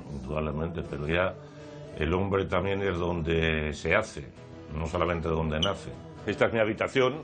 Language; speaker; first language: Spanish; native; Spanish